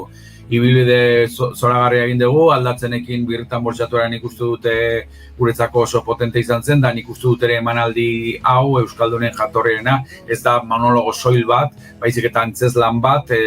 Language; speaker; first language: Basque; native; Basque